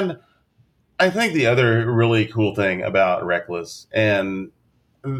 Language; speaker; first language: English; native; English